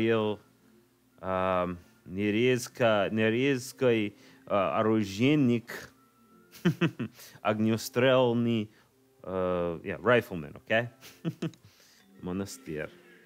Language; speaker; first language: Russian; non-native, learner; English